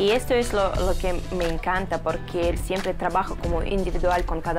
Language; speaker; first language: Spanish; non-native, fluent; Russian